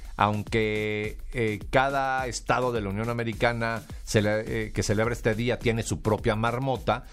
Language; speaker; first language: Spanish; native; Spanish